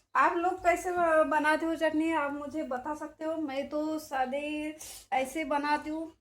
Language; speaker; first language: Hindi; non-native, local second language; Marathi